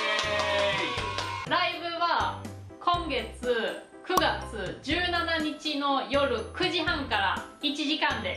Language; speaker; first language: Japanese; non-native, fluent; German